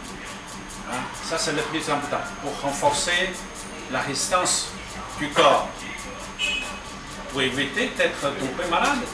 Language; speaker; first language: French; non-native, fluent; Chinese